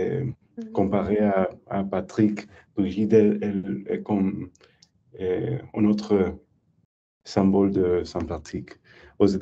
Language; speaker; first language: French; non-native, learner; English